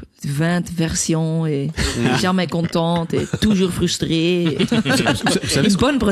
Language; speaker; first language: French; non-native, learner; Dutch